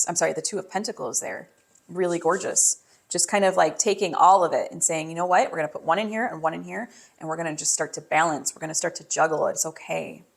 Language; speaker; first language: English; native; English